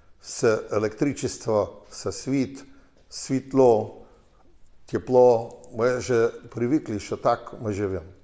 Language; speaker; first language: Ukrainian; non-native, fluent; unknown